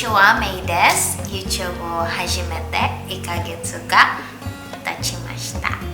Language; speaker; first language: Japanese; non-native, learner; Cebuano